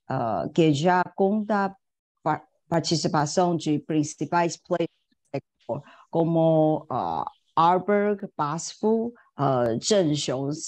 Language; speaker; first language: Portuguese; non-native, fluent; Chinese